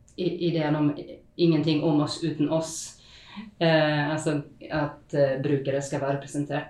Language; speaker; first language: Norwegian; non-native, fluent; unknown